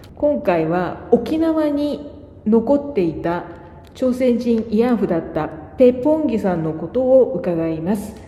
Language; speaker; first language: Japanese; native; Japanese